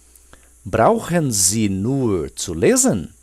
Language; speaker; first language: German; non-native, fluent; Portuguese